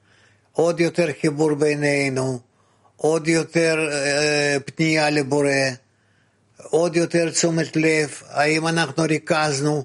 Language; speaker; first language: Hebrew; non-native, fluent; Russian